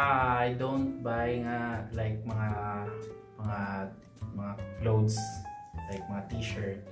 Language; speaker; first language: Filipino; non-native, local second language; Cebuano